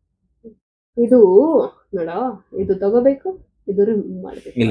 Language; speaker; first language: Kannada; non-native, learner; Marathi